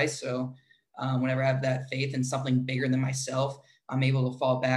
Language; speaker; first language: English; native; English